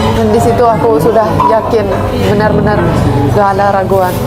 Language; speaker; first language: Indonesian; non-native, fluent; Finnish